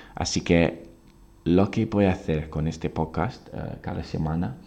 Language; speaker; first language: Spanish; non-native, fluent; English